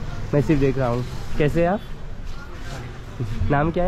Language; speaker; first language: Hindi; non-native, learner; French